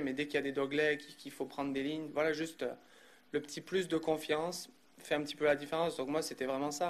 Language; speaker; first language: French; native; French